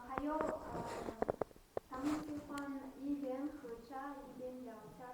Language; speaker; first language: Chinese; non-native, learner; Kyrgyz